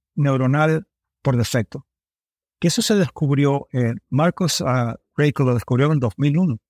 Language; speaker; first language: Spanish; early bilingual, heritage; Spanish